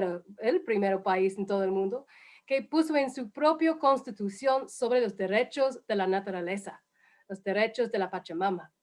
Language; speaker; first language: Spanish; non-native, fluent; English